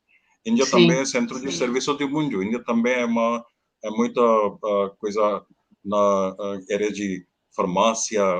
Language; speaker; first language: Portuguese; non-native, learner; Hindi